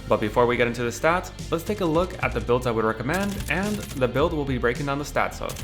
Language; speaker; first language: English; native; English